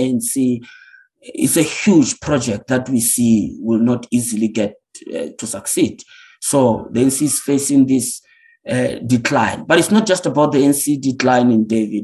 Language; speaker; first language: English; non-native, local second language; Northern Sotho